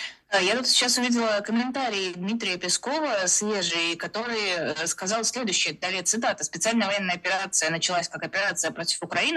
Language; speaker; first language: Russian; native; Russian